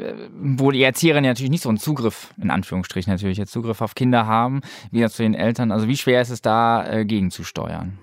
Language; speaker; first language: German; native; German